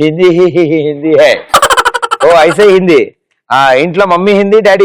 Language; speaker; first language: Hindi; non-native, learner; Telugu